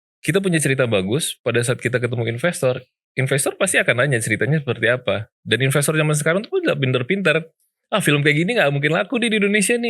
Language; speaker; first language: Indonesian; native; Indonesian